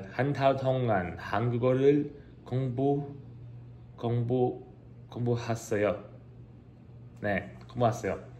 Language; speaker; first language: Korean; non-native, learner; English